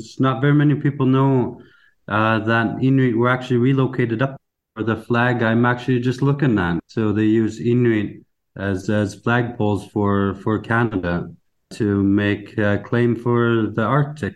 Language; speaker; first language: English; native; English